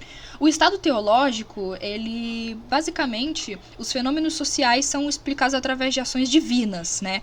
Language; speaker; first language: Portuguese; native; Portuguese